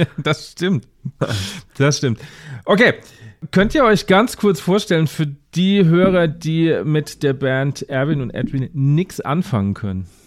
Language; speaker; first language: German; native; German